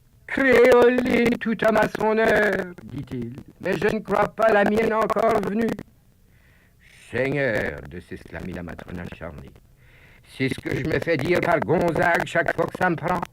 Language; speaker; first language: French; native; French